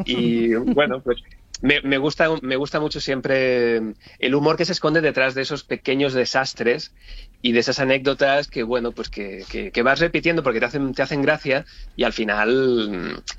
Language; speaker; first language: Spanish; native; Spanish